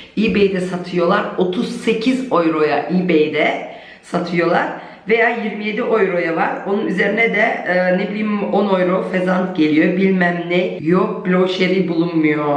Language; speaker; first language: Turkish; early bilingual, heritage; Turkish